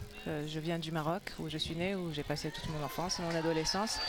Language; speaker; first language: French; non-native, local second language; Arabic